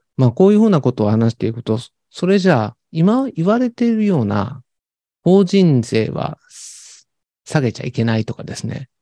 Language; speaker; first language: Japanese; native; Japanese